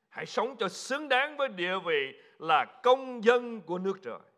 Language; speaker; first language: Vietnamese; native; Vietnamese